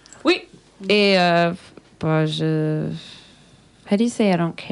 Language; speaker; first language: French; non-native, learner; English